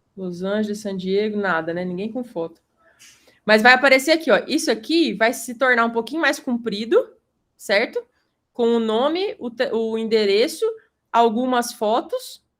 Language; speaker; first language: Portuguese; native; Portuguese